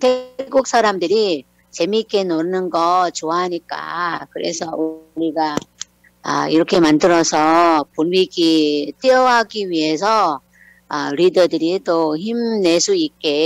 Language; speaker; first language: Korean; non-native, learner; Thai